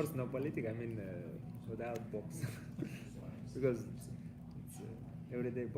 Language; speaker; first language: English; non-native, learner; Russian